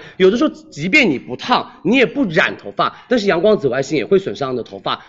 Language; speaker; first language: Chinese; native; Chinese